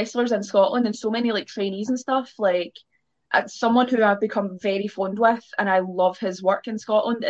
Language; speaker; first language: English; native; English